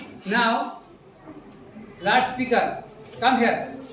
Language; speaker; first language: English; non-native, learner; Bangla